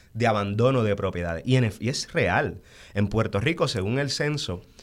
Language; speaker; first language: Spanish; native; Spanish